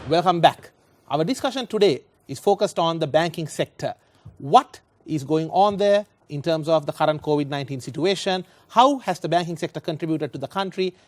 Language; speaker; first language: English; non-native, local second language; Sinhala